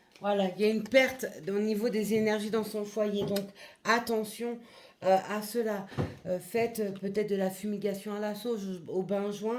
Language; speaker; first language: French; native; French